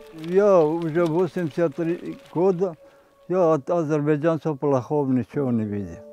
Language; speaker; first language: Russian; non-native, local second language; Armenian